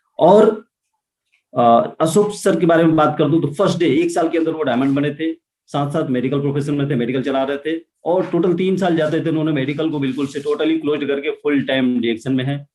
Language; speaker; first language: Hindi; native; Hindi